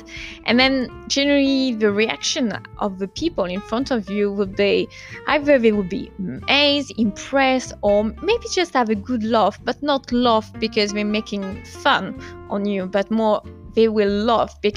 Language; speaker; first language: English; non-native, fluent; French